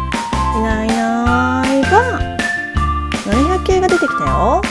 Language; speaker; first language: Japanese; native; Japanese